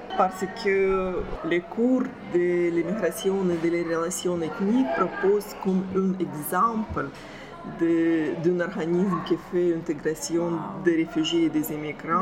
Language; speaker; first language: French; non-native, fluent; Russian